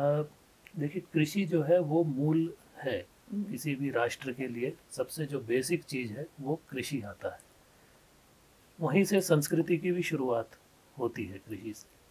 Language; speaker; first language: Hindi; native; Hindi